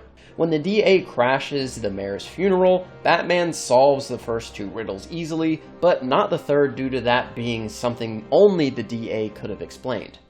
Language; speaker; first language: English; native; English